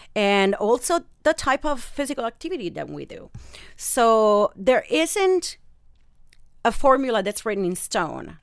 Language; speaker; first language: English; non-native, fluent; Italian